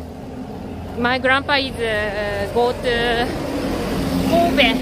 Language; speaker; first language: English; non-native, learner; Japanese